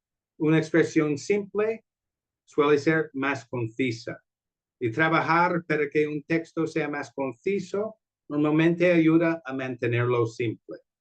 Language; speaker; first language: Spanish; non-native, fluent; English